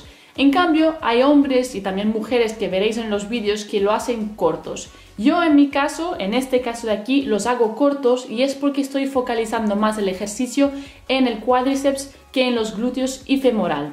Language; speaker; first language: Spanish; native; Spanish